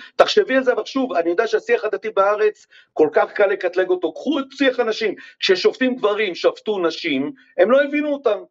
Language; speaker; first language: Hebrew; native; Hebrew